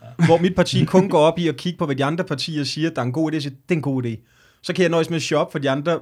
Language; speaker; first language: Danish; native; Danish